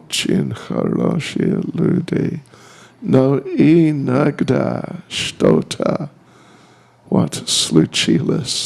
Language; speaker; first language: Russian; non-native, learner; English